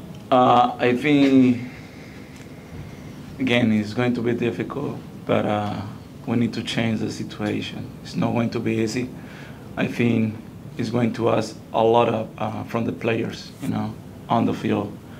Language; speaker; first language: English; non-native, fluent; Spanish